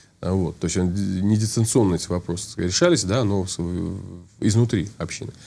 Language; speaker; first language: Russian; native; Russian